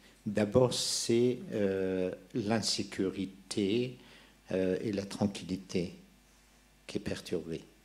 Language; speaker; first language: French; non-native, local second language; Persian